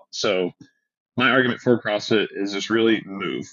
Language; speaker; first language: English; native; English